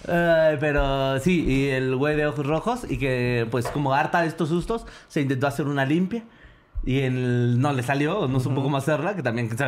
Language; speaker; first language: Spanish; native; Spanish